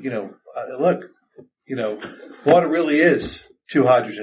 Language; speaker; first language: English; native; English